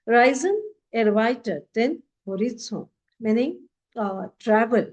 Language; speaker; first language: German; non-native, fluent; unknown